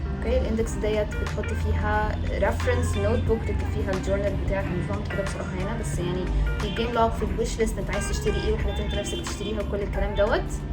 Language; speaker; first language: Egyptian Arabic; native; Egyptian Arabic